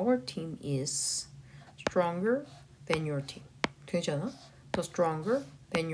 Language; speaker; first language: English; non-native, fluent; Korean